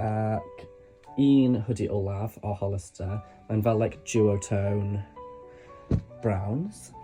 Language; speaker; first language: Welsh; non-native, local second language; English